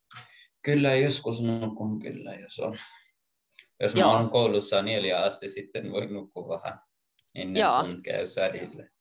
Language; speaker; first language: Finnish; non-native, learner; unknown